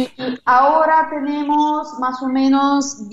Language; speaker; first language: Spanish; non-native, fluent; Italian